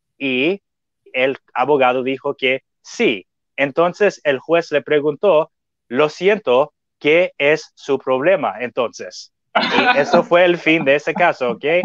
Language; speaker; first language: Spanish; non-native, fluent; English